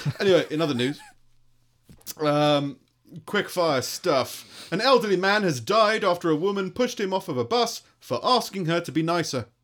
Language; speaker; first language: English; native; English